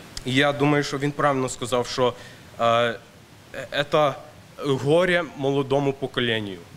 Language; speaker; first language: Russian; non-native, local second language; Ukrainian